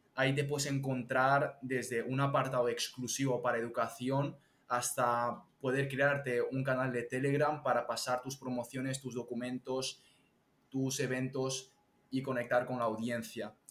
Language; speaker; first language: Spanish; early bilingual, other home language; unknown